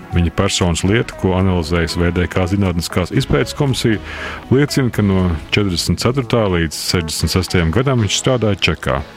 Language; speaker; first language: Latvian; native; Latvian